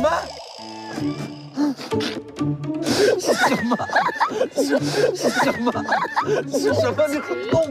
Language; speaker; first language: Chinese; native; Chinese